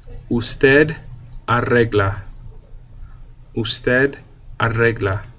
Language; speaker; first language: Spanish; non-native, fluent; English